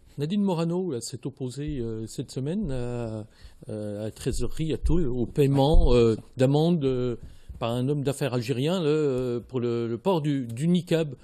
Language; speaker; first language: French; native; French